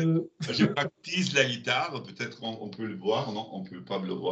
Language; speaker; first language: French; non-native, learner; German